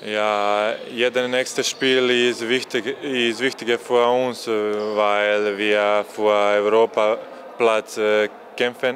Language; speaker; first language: German; non-native, learner; Croatian